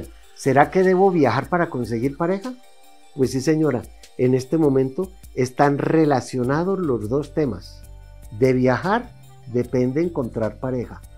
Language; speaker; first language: Spanish; native; Spanish